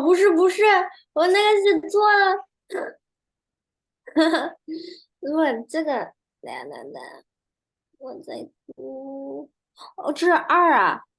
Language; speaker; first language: Chinese; early bilingual, heritage; Chinese